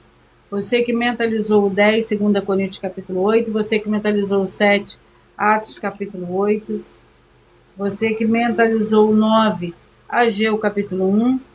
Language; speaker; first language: Portuguese; native; Portuguese